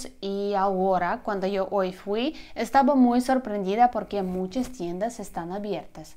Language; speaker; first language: Spanish; non-native, learner; Ukrainian